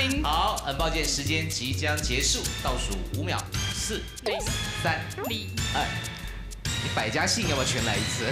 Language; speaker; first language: Chinese; native; Chinese